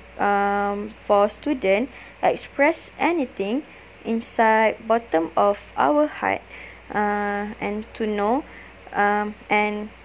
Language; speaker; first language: English; non-native, learner; Malay